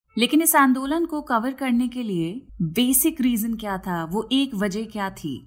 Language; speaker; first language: Hindi; native; Hindi